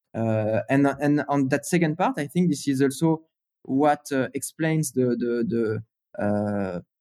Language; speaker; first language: English; non-native, fluent; French